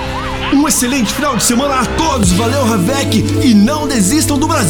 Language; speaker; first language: Portuguese; native; Portuguese